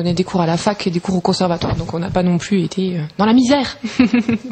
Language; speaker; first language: French; native; French